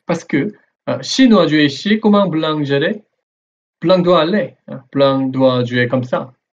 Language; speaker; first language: French; non-native, learner; Korean